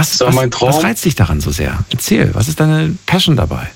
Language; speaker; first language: German; native; German